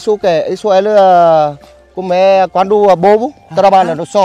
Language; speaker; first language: Portuguese; non-native, learner; Vietnamese